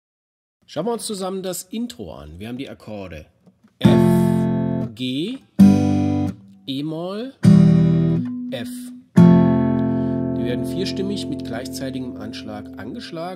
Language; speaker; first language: German; native; German